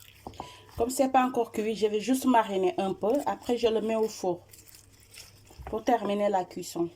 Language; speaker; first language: French; non-native, local second language; Wolof